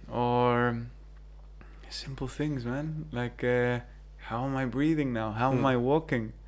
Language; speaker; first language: English; early bilingual, other home language; Greek